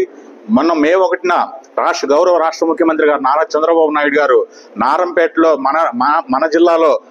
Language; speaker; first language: Telugu; native; Telugu